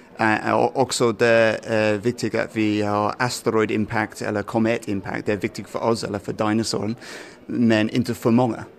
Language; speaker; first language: Swedish; non-native, fluent; English